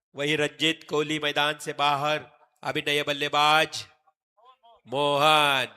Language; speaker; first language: Hindi; non-native, local second language; Marathi